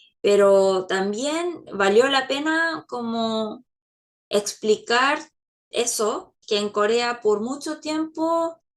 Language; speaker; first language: Spanish; non-native, fluent; Korean